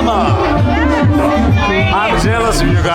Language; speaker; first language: English; non-native, learner; Korean